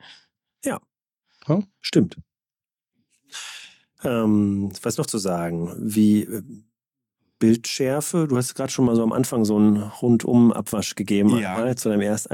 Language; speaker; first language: German; native; German